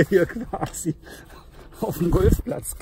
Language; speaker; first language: German; native; German